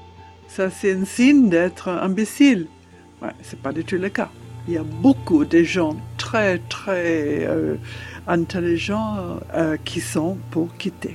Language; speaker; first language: French; non-native, fluent; English